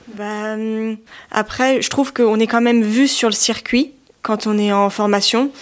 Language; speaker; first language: French; native; French